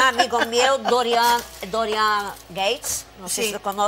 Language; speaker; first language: Spanish; non-native, fluent; Portuguese